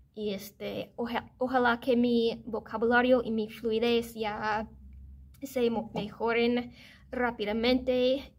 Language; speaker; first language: Spanish; non-native, fluent; English